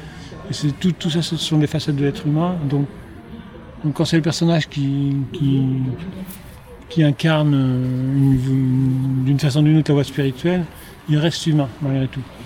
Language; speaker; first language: French; native; French